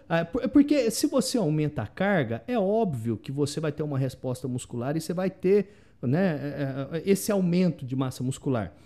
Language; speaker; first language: Portuguese; native; Portuguese